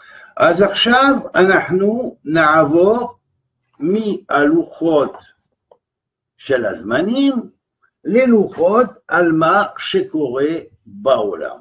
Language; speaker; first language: Hebrew; non-native, fluent; French